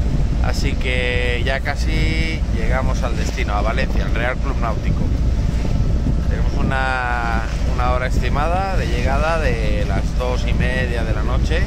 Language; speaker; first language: Spanish; native; Spanish